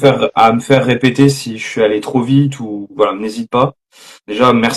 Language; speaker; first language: French; native; French